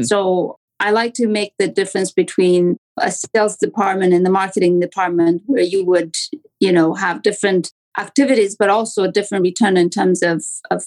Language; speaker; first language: English; non-native, fluent; Romanian